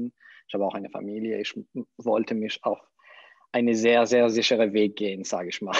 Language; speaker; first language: German; non-native, fluent; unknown